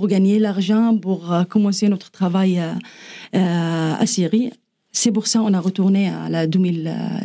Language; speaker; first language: French; non-native, learner; Arabic